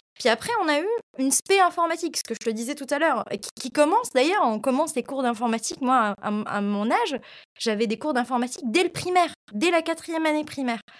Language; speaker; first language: French; non-native, local second language; Arabic